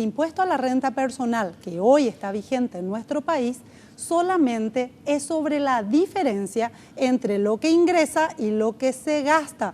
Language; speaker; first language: Spanish; native; Spanish